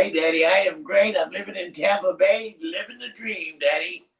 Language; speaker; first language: English; native; English